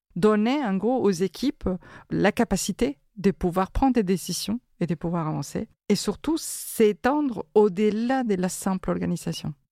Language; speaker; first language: French; non-native, fluent; Spanish